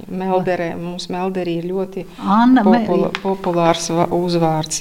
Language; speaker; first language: Latvian; non-native, local second language; Russian